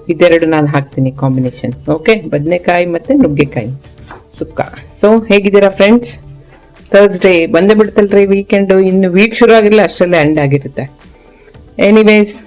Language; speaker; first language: Kannada; non-native, local second language; Konkani